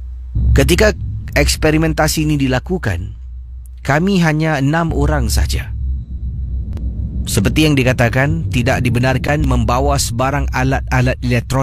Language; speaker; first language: Malay; native; Malay